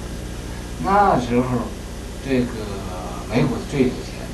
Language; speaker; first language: Chinese; native; Chinese